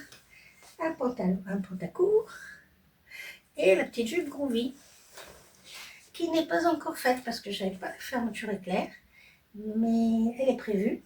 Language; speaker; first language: French; native; French